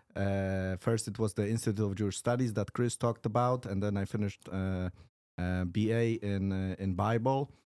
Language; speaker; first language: English; non-native, fluent; Polish